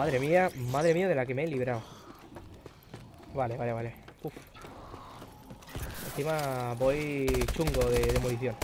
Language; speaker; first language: Spanish; native; Spanish